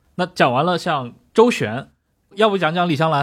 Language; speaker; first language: Chinese; native; Chinese